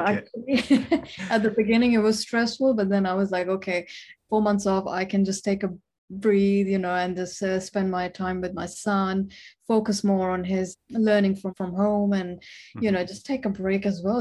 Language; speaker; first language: English; non-native, local second language; Urdu